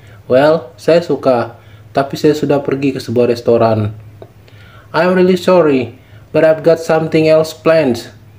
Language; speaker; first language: English; non-native, fluent; Indonesian